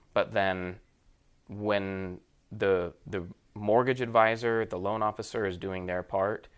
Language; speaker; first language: English; native; English